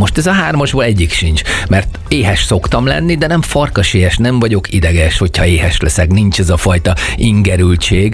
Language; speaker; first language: Hungarian; native; Hungarian